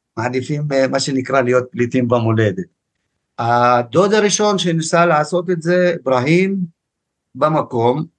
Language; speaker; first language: Hebrew; non-native, local second language; Arabic